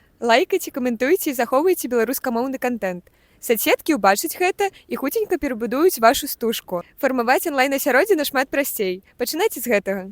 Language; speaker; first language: Belarusian; non-native, local second language; Russian